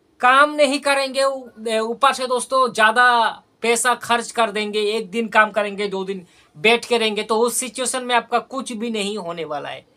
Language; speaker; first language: Hindi; non-native, local second language; Bangla